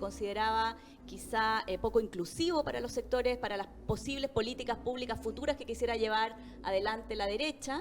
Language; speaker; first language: Spanish; native; Spanish